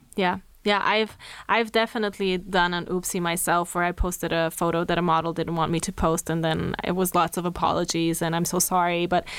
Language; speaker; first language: English; non-native, fluent; Slovenian